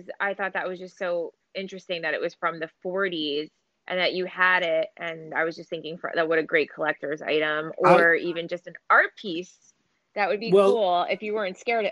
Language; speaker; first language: English; native; English